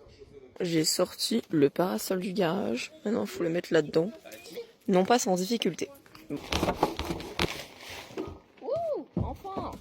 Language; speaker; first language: French; native; French